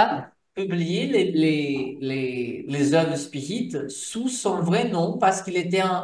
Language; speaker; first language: French; non-native, fluent; Portuguese